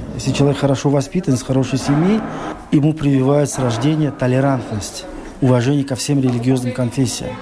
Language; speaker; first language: Russian; non-native, local second language; Tajik